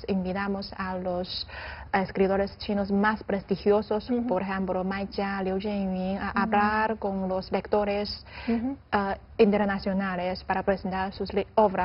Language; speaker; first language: Spanish; non-native, fluent; Chinese